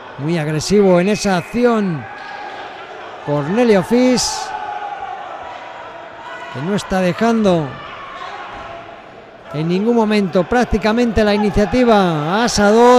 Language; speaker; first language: Spanish; native; Spanish